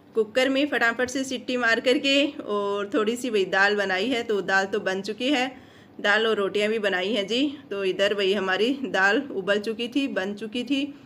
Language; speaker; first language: Hindi; non-native, local second language; Marwari